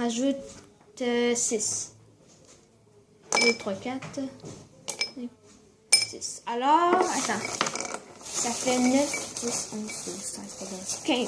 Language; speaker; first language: French; native; French